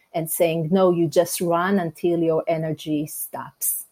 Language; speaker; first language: English; non-native, fluent; Hebrew